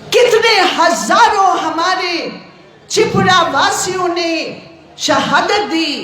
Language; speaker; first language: Hindi; non-native, local second language; Bangla